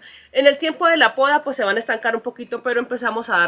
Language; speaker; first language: Spanish; native; Spanish